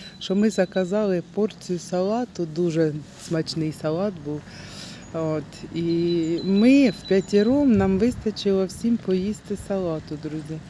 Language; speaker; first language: Ukrainian; native; Ukrainian